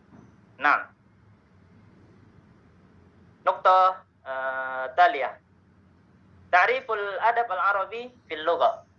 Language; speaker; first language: Arabic; non-native, learner; Indonesian